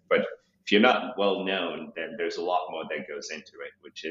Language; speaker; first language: English; non-native, local second language; Shona